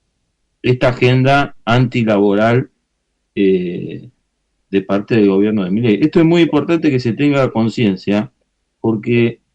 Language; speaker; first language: Spanish; native; Spanish